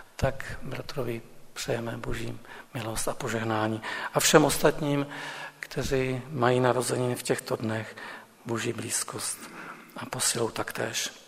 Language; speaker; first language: Czech; native; Czech